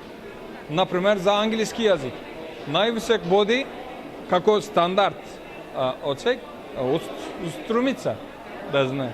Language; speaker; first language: Macedonian; non-native, fluent; Turkish